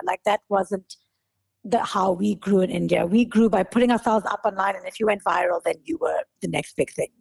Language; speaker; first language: English; native; English